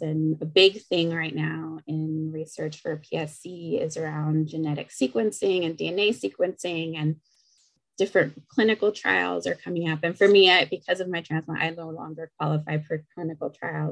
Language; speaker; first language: English; early bilingual, other home language; Spanish